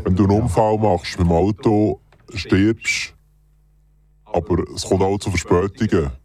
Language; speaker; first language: German; native; German